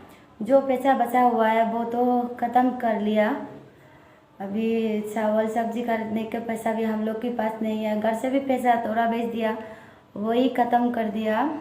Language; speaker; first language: Hindi; non-native, local second language; Chakma